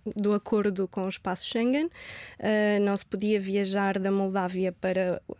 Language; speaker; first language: Portuguese; early bilingual, other home language; Romanian